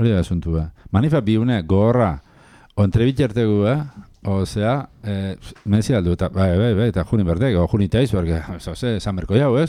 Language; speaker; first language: Basque; native; Basque